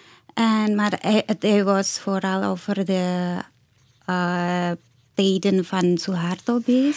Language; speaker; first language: Dutch; non-native, fluent; Indonesian